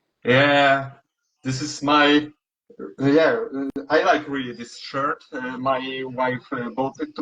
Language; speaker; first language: English; non-native, learner; Polish